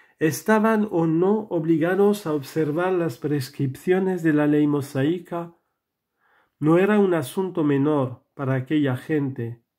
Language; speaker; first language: Spanish; non-native, fluent; French